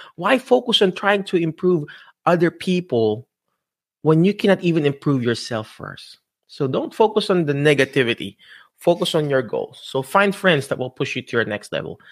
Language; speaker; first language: English; non-native, local second language; Filipino